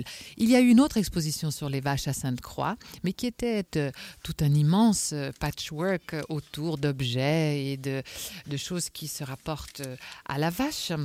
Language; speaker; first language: French; native; French